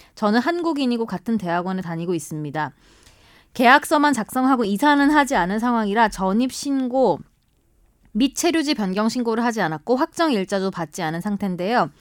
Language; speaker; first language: Korean; native; Korean